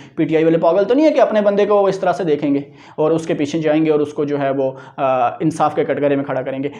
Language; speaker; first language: Urdu; non-native, local second language; Punjabi